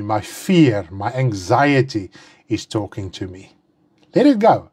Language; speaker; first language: English; non-native, local second language; Afrikaans